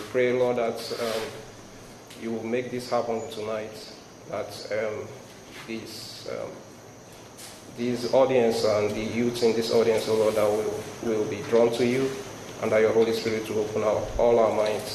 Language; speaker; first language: English; non-native, local second language; Igbo